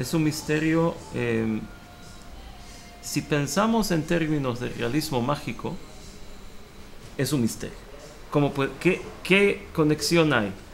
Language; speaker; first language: Spanish; early bilingual, heritage; Hebrew